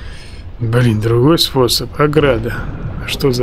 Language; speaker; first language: Russian; native; Russian